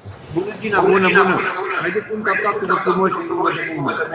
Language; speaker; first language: Spanish; non-native, learner; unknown